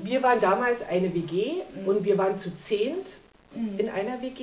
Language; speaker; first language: German; native; German